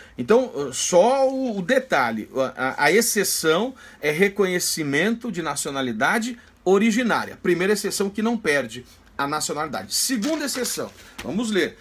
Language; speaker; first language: Portuguese; native; Portuguese